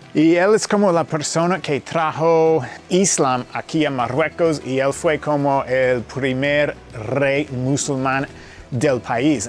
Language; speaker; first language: Spanish; non-native, fluent; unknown